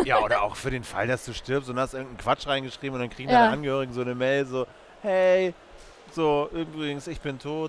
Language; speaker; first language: German; native; German